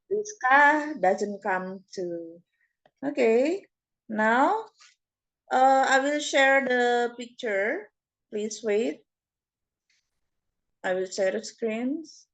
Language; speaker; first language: English; non-native, fluent; Indonesian